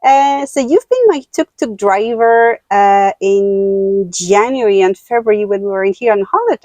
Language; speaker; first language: English; non-native, fluent; French